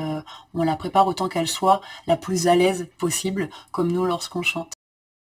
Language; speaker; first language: French; native; French